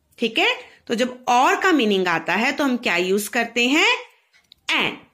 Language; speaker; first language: Hindi; native; Hindi